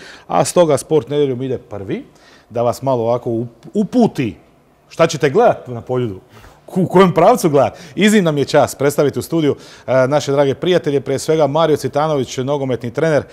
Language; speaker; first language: Croatian; native; Croatian